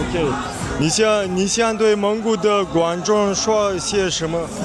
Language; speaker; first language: Chinese; non-native, fluent; Mongolian